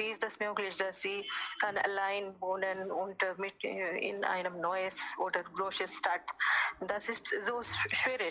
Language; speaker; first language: German; non-native, learner; Hindi